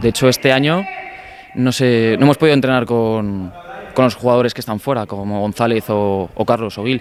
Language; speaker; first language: Spanish; native; Spanish